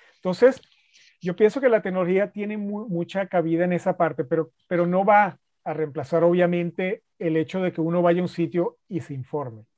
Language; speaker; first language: Spanish; native; Spanish